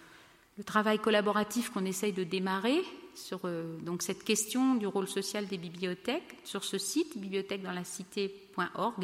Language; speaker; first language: French; native; French